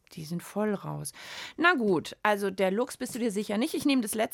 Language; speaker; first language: German; native; German